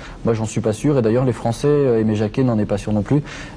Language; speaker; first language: French; native; French